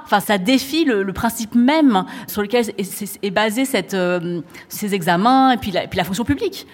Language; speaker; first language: French; native; French